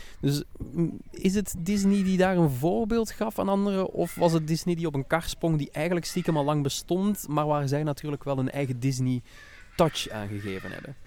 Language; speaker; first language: Dutch; native; Dutch